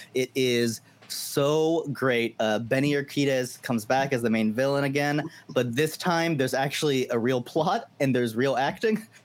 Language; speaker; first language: English; early bilingual, other home language; Hindi